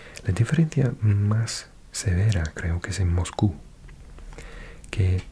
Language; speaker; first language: Spanish; non-native, fluent; English